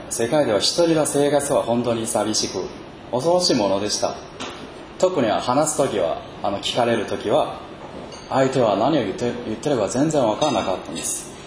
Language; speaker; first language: Japanese; non-native, fluent; Chinese